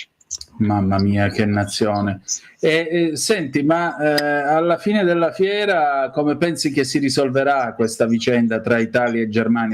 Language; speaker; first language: Italian; native; Italian